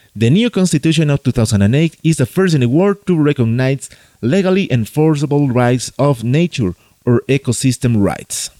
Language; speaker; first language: English; non-native, fluent; Spanish